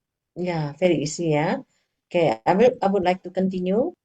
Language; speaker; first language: English; non-native, fluent; Indonesian